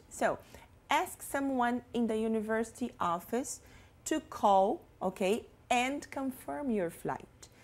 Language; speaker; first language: English; non-native, fluent; Portuguese